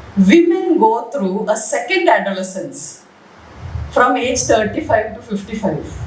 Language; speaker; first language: English; non-native, local second language; Malayalam